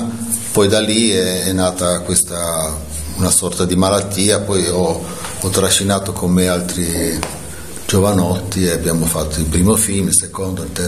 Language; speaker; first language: Italian; native; Italian